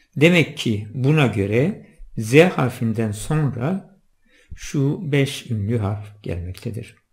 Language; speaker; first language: Turkish; non-native, local second language; Zaza